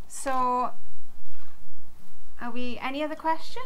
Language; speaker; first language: English; native; English